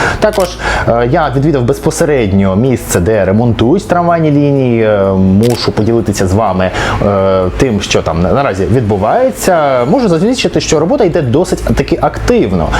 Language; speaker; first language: Ukrainian; non-native, local second language; Russian